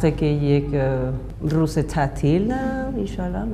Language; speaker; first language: Persian; non-native, learner; Spanish